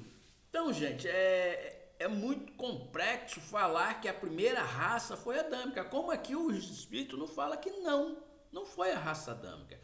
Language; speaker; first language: Portuguese; native; Portuguese